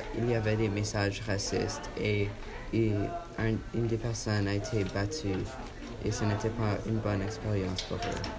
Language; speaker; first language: French; non-native, learner; English